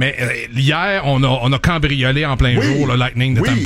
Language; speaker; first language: French; native; French